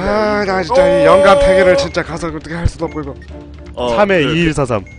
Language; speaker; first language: Korean; native; Korean